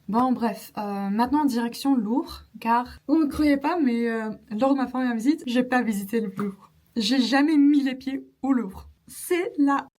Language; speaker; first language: French; non-native, fluent; Turkish